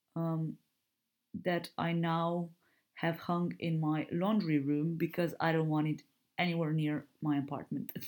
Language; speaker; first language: English; non-native, fluent; Slovenian